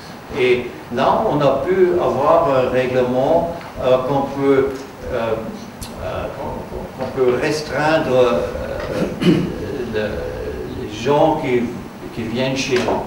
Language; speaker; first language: French; non-native, fluent; German